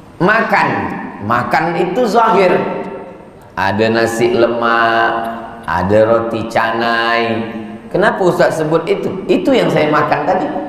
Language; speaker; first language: Malay; native; Malay